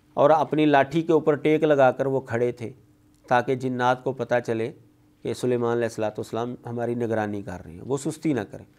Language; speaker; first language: Urdu; non-native, local second language; Punjabi